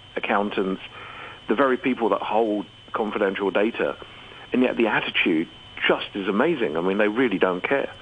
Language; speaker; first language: English; native; English